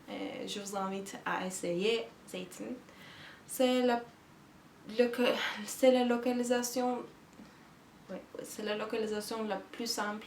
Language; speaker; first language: French; non-native, learner; Turkish